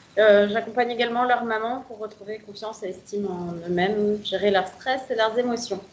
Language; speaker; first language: French; native; French